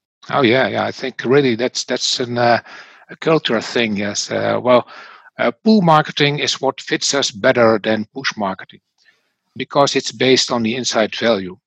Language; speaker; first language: English; non-native, fluent; Dutch